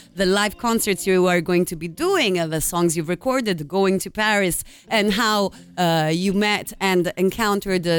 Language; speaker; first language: English; non-native, fluent; Italian